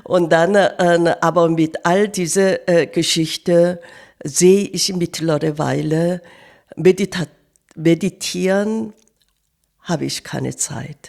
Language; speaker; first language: German; non-native, fluent; Korean